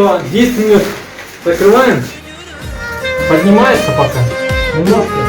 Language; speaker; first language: Russian; non-native, learner; Uzbek